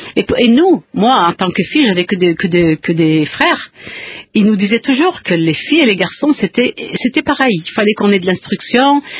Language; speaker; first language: French; non-native, local second language; Kabyle